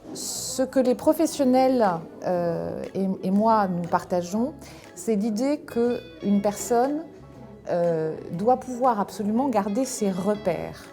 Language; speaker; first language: French; native; French